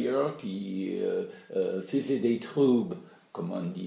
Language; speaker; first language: French; non-native, fluent; English